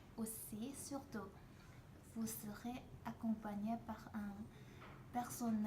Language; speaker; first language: French; non-native, learner; Korean